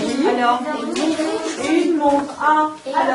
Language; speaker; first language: French; native; French